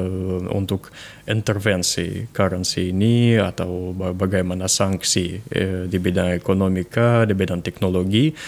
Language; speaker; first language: Indonesian; non-native, fluent; Russian